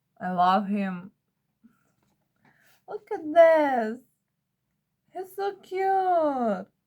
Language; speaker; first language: English; non-native, learner; Ukrainian